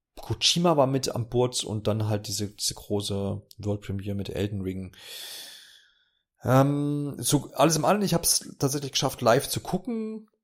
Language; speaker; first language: German; native; German